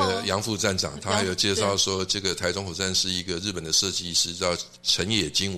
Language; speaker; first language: Chinese; native; Chinese